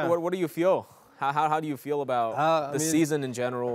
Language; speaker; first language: English; non-native, fluent; Vietnamese